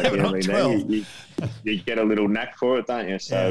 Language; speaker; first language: English; native; English